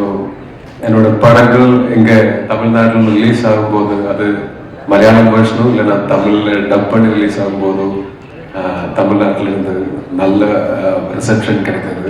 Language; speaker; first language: Tamil; non-native, fluent; Malayalam